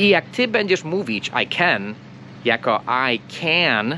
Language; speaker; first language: Polish; non-native, fluent; English